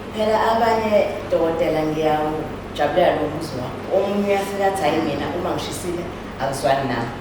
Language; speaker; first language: Zulu; non-native, local second language; Xhosa